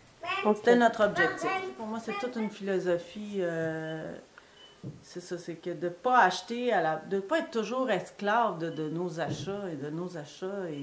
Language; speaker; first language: French; native; French